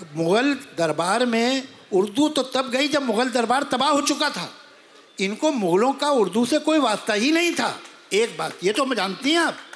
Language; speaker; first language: Hindi; native; Hindi